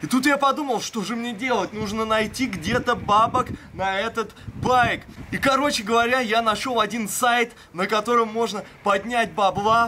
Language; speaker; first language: Russian; native; Russian